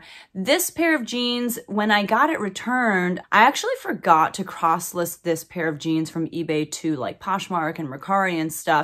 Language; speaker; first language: English; native; English